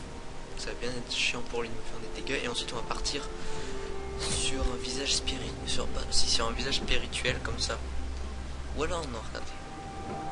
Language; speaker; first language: French; native; French